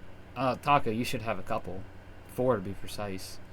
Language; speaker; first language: English; native; English